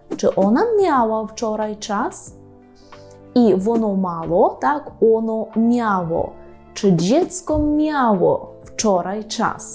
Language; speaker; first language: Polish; non-native, fluent; Ukrainian